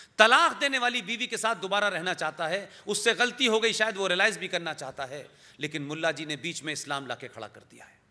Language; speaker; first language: Hindi; native; Hindi